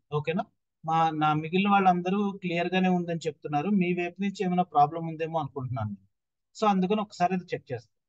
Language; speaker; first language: Telugu; native; Telugu